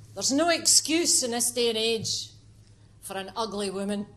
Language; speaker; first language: English; native; English